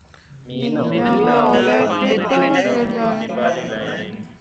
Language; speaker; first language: Finnish; non-native, learner; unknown